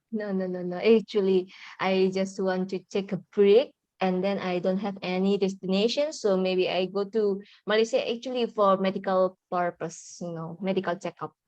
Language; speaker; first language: English; non-native, learner; Indonesian